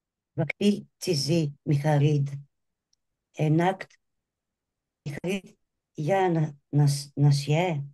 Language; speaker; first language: Persian; non-native, learner; Greek